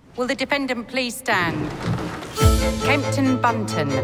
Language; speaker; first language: English; native; English